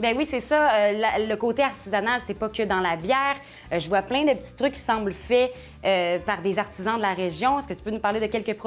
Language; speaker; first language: French; native; French